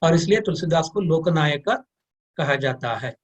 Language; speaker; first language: Hindi; non-native, local second language; Kannada